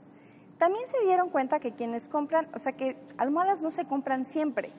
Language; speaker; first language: Spanish; native; Spanish